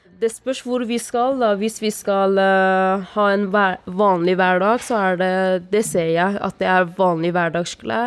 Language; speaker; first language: Norwegian; non-native, fluent; Persian